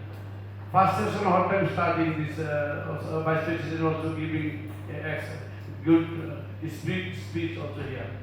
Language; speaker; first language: English; non-native, learner; Bangla